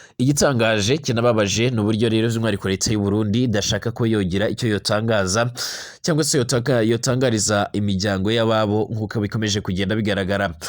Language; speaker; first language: Rundi; native; Rundi